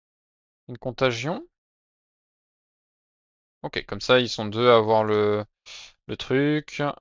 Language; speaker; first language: French; native; French